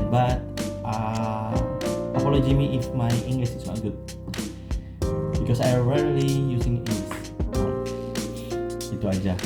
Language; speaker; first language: English; non-native, learner; Indonesian